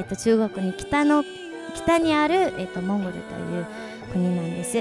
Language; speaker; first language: Japanese; early bilingual, other home language; Mongolian